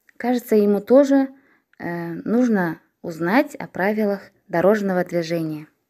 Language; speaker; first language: Russian; non-native, local second language; Kazakh